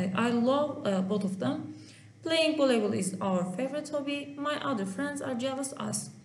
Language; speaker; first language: English; non-native, fluent; Turkish